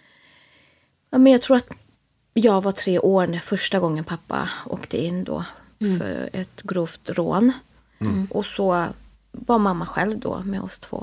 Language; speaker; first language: Swedish; native; Swedish